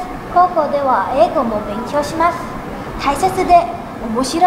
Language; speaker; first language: Japanese; non-native, learner; Thai